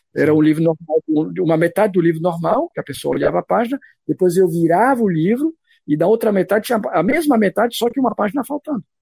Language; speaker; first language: Portuguese; non-native, fluent; French